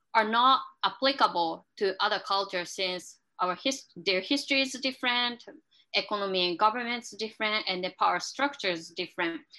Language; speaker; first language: English; non-native, fluent; Japanese